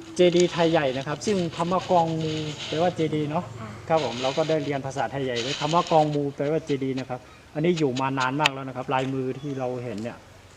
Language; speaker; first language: Thai; native; Thai